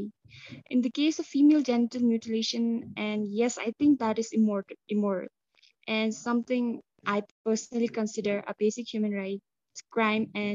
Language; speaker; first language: English; non-native, local second language; Tibetan